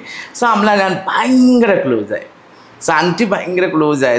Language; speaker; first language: Malayalam; non-native, fluent; Assamese